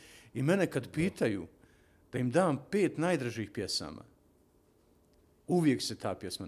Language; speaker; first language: Serbian; native; Serbian